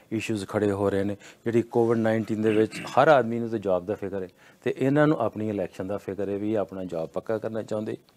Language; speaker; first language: Punjabi; native; Punjabi